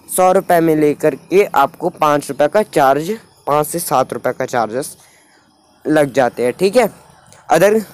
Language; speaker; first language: Hindi; native; Hindi